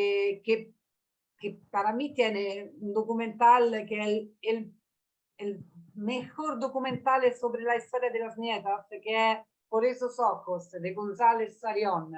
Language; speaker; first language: Spanish; non-native, learner; Italian